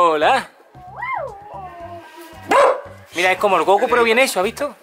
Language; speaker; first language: Spanish; native; Spanish